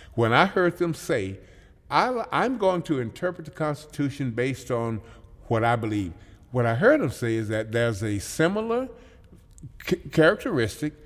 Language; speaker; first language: English; native; English